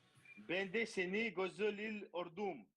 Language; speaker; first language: Turkish; non-native, learner; Chechen